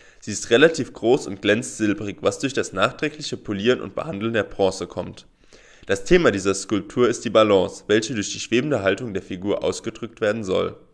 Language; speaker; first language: German; native; German